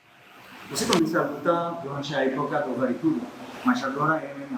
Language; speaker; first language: Portuguese; non-native, learner; French